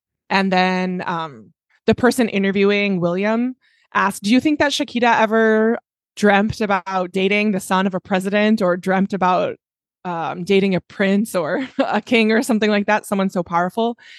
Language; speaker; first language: English; native; English